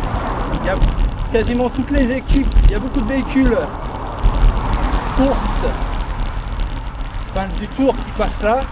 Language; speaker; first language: French; native; French